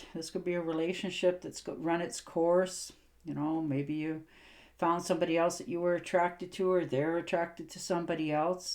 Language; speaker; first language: English; native; English